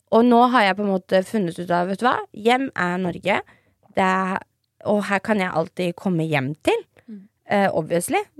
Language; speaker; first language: Norwegian; early bilingual, other home language; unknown